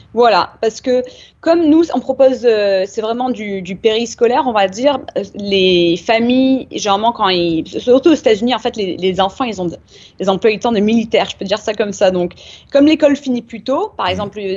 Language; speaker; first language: French; native; French